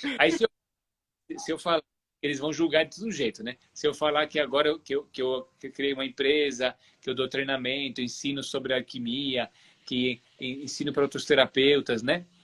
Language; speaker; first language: Portuguese; non-native, fluent; Italian